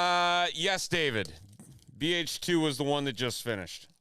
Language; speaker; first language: English; native; English